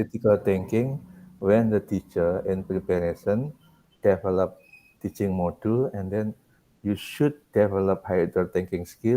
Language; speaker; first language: English; non-native, learner; Indonesian